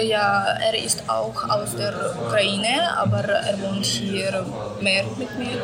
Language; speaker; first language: German; non-native, learner; Ukrainian